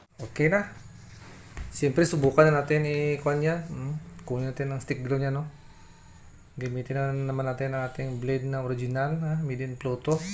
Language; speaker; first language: Filipino; non-native, local second language; Hiligaynon